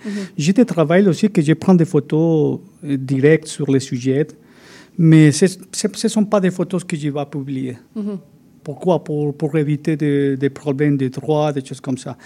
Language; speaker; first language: French; non-native, fluent; Spanish